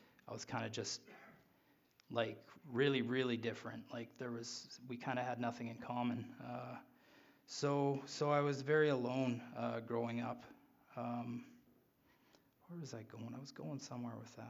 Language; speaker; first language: English; native; English